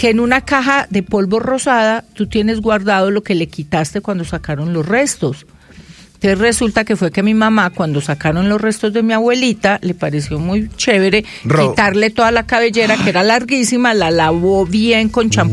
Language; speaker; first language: Spanish; native; Spanish